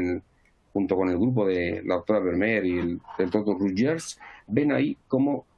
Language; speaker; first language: Spanish; native; Spanish